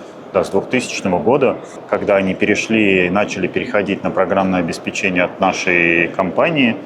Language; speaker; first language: Russian; native; Russian